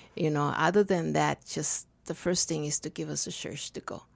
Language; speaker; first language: English; non-native, fluent; Spanish